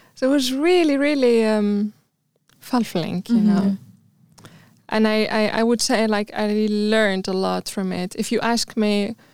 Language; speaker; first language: English; non-native, fluent; Arabic